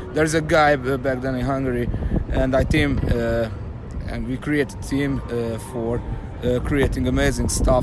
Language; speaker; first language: English; non-native, learner; Hungarian